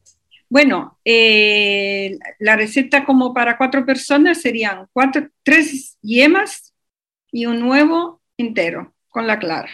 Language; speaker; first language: Spanish; non-native, fluent; Italian